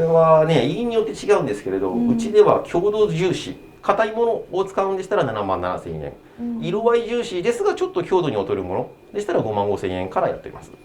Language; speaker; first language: Japanese; native; Japanese